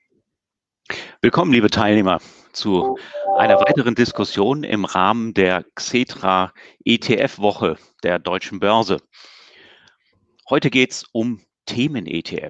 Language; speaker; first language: German; native; German